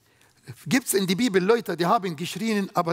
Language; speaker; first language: German; non-native, fluent; Arabic